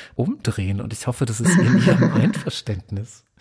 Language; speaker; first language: German; native; German